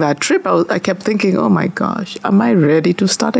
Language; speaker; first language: English; non-native, local second language; Gusii